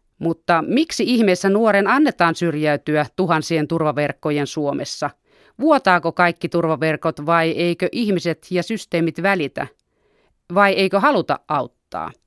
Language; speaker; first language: Finnish; native; Finnish